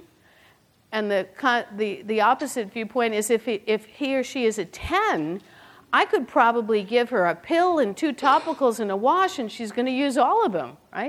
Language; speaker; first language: English; native; English